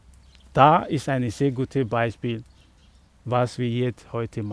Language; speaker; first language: German; non-native, learner; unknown